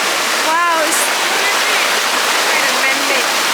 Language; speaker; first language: English; non-native, learner; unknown